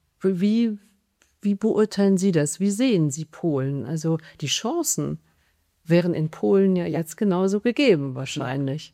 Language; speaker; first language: German; native; German